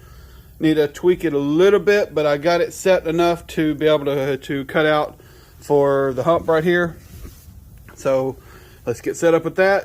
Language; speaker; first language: English; native; English